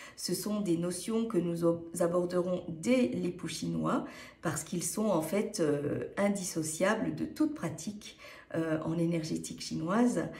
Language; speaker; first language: French; native; French